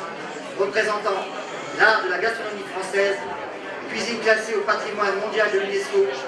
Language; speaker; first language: French; native; French